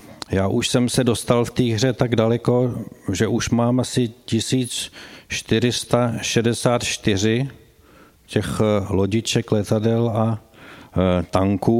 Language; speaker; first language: Czech; native; Czech